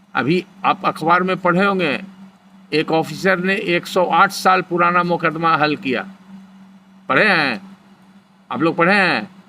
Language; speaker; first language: Hindi; native; Hindi